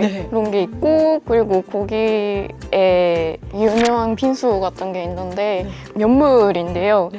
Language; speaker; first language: Korean; non-native, fluent; Japanese